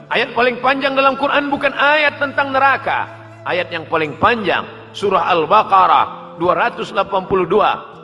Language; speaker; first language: Malay; native; Malay